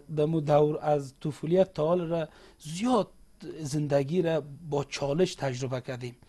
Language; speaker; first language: Persian; non-native, local second language; Uzbek